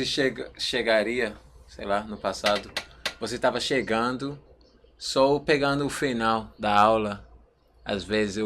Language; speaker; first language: Portuguese; non-native, learner; English